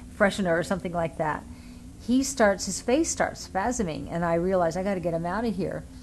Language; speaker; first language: English; native; English